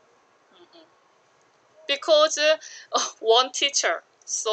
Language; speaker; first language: English; non-native, learner; Korean